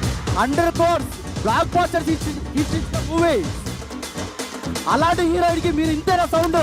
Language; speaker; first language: Telugu; native; Telugu